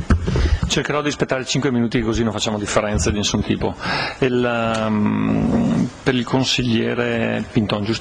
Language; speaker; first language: Italian; native; Italian